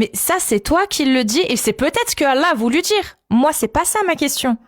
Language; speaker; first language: French; native; French